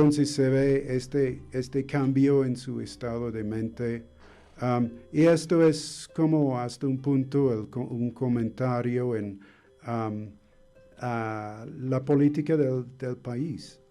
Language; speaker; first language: Spanish; non-native, fluent; English